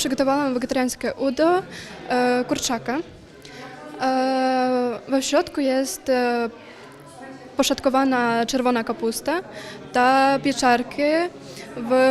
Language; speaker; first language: Polish; non-native, learner; Ukrainian